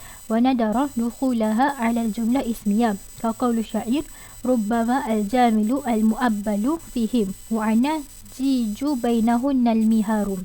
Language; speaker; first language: Arabic; non-native, learner; Malay